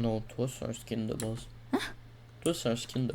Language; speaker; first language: French; native; French